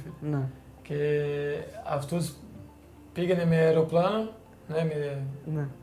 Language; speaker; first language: Greek; non-native, fluent; Portuguese